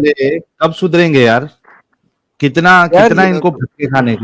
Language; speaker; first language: Hindi; native; Hindi